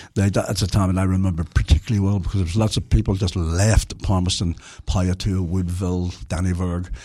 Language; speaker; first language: English; native; English